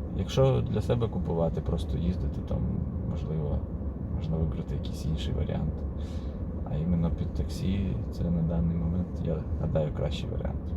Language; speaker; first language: Ukrainian; non-native, local second language; Russian